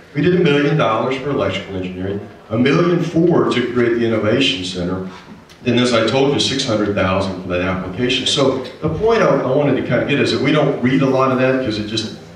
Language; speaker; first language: English; native; English